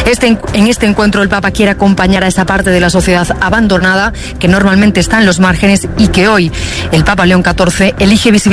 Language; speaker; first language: Spanish; native; Spanish